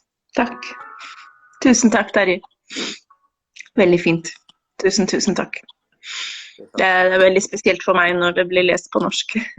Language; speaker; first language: Norwegian; non-native, fluent; Spanish